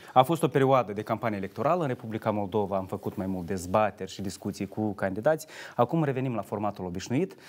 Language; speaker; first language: Romanian; native; Romanian